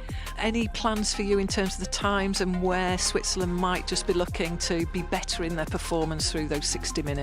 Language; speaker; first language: English; native; English